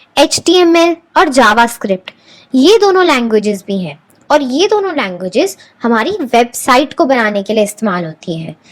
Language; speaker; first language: Hindi; native; Hindi